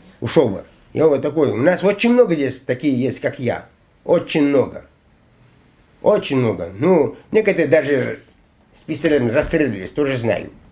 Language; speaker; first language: Russian; non-native, local second language; Abkhazian